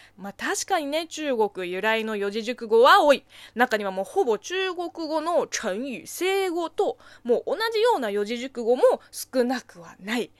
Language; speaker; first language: Japanese; non-native, fluent; Chinese